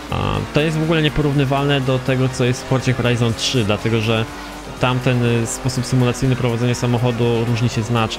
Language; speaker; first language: Polish; native; Polish